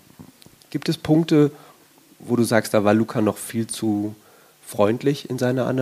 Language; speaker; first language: German; native; German